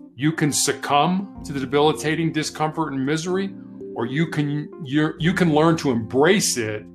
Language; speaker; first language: English; native; English